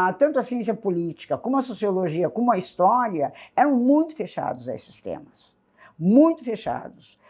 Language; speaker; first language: Portuguese; native; Portuguese